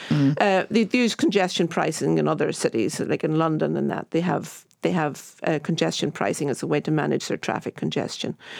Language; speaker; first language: English; native; English